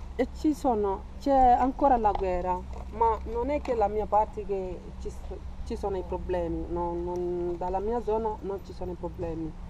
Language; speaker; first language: Italian; non-native, fluent; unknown